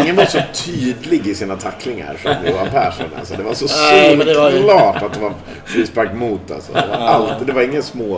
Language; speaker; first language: Swedish; native; Swedish